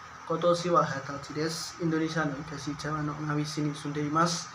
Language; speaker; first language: Japanese; non-native, learner; Indonesian